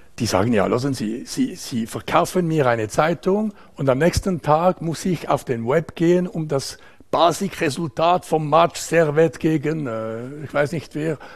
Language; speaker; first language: German; non-native, local second language; French